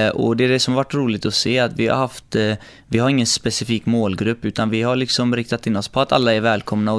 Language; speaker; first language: Swedish; early bilingual, other home language; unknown